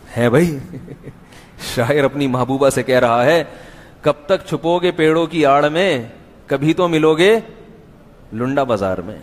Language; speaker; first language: Urdu; native; Urdu